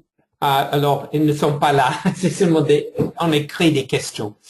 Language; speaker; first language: French; non-native, fluent; English